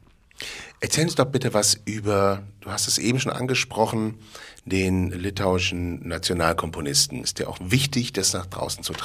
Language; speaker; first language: German; native; German